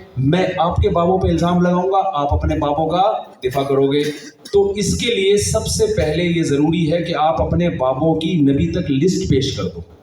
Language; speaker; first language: Urdu; native; Urdu